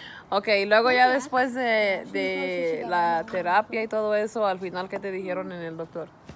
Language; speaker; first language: Spanish; early bilingual, heritage; Spanish